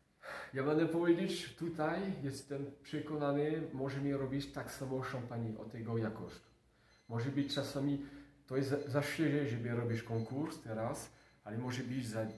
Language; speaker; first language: Polish; non-native, learner; French